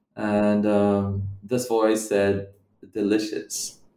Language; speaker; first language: English; non-native, fluent; Portuguese